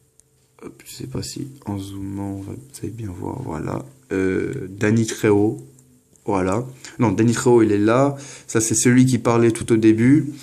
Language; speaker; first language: French; native; French